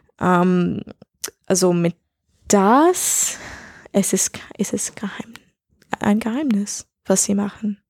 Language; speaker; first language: German; non-native, learner; English